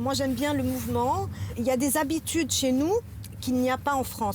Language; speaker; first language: French; non-native, local second language; Arabic